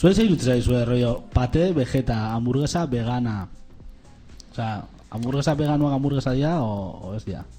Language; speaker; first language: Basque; native; Basque